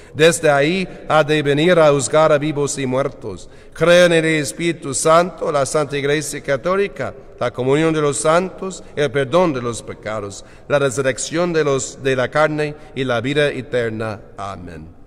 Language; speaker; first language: Spanish; non-native, learner; English